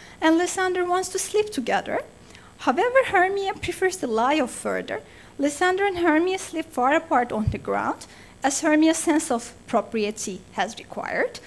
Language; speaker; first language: English; non-native, fluent; Turkish